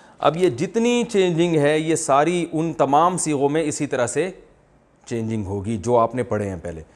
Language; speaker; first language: Urdu; native; Urdu